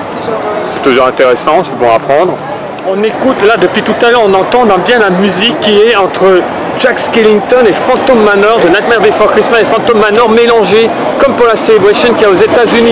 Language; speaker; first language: French; native; French